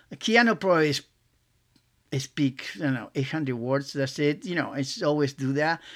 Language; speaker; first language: English; non-native, fluent; Spanish